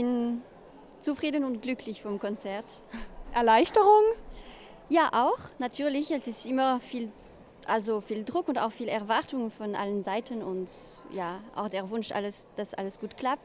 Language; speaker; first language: German; non-native, fluent; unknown